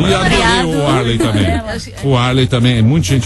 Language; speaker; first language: Portuguese; native; Portuguese